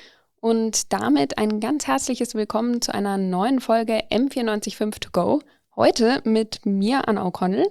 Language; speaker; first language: German; native; German